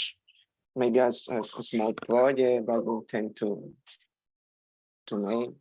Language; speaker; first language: English; non-native, learner; Spanish